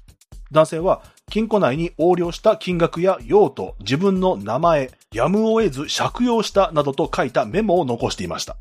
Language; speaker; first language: Japanese; native; Japanese